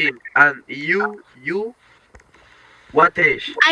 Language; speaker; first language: English; non-native, learner; Spanish